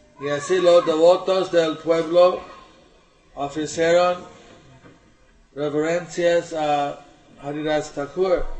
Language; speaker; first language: Spanish; non-native, learner; English